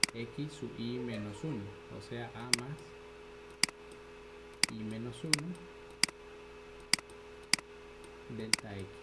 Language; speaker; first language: Spanish; native; Spanish